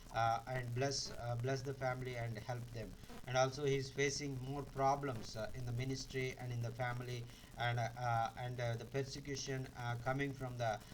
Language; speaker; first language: English; non-native, local second language; Telugu